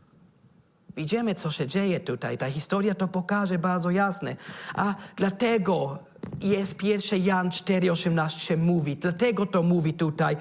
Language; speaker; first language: Polish; non-native, learner; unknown